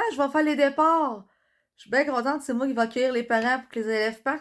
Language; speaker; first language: French; native; French